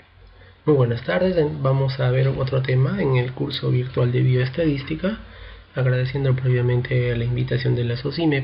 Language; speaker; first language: Spanish; native; Spanish